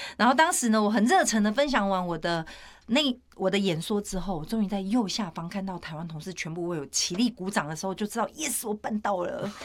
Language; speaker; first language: Chinese; native; Chinese